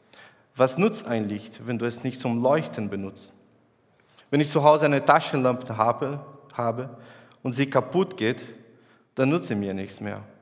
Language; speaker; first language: German; non-native, fluent; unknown